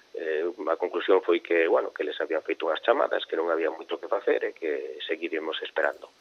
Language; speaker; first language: Galician; native; Galician